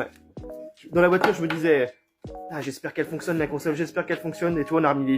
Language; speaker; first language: French; native; French